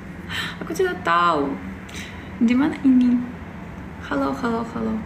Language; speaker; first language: Indonesian; non-native, learner; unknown